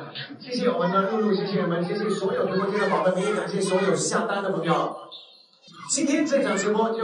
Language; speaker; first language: Chinese; native; Chinese